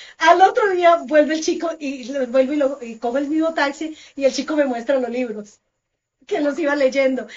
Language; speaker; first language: Spanish; native; Spanish